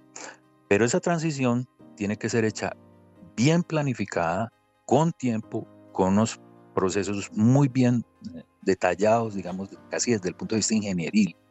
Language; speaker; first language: Spanish; native; Spanish